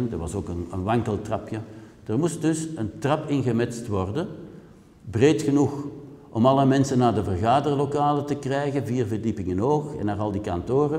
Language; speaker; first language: Dutch; native; Dutch